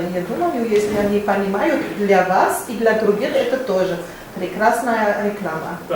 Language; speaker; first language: Russian; non-native, learner; German